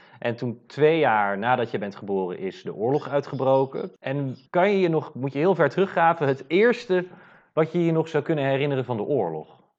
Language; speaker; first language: Dutch; native; Dutch